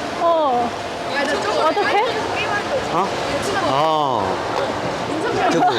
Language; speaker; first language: Korean; non-native, learner; Vietnamese